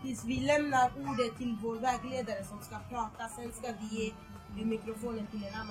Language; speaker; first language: Swedish; non-native, fluent; Lingala